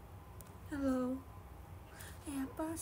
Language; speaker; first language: Indonesian; non-native, learner; Japanese